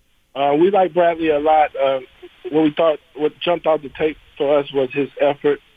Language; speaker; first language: English; native; English